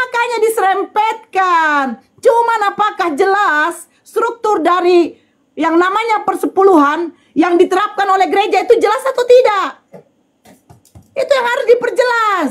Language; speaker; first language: Indonesian; native; Indonesian